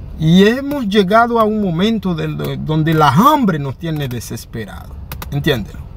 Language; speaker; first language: Spanish; non-native, fluent; Haitian Creole